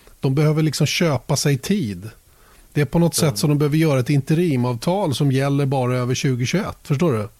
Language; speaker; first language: Swedish; native; Swedish